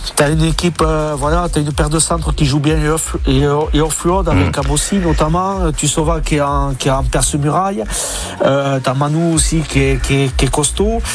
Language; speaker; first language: French; native; French